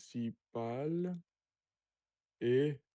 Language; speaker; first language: French; non-native, learner; Russian